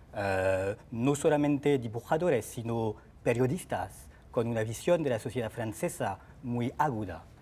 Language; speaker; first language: Spanish; non-native, fluent; French